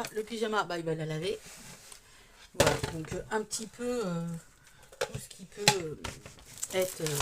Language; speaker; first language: French; native; French